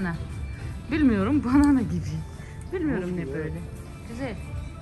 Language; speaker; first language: Turkish; non-native, learner; Russian